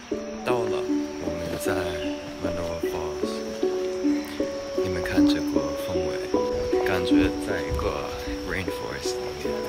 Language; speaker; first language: Chinese; non-native, fluent; English